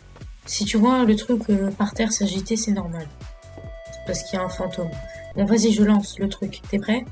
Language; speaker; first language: French; native; French